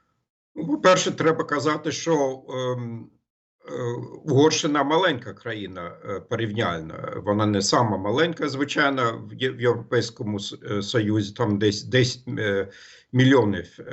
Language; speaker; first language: Ukrainian; non-native, fluent; German